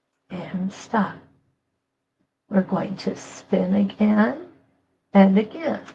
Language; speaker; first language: English; native; English